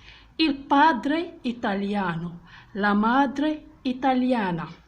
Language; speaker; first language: Italian; non-native, fluent; French